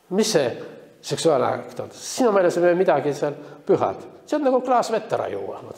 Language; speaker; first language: Estonian; non-native, local second language; Russian